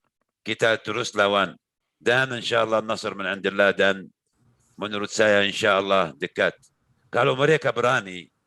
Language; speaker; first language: Indonesian; non-native, learner; Arabic